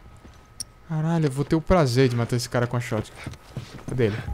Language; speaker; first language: Portuguese; native; Portuguese